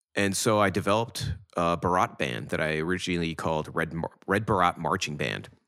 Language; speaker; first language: English; native; English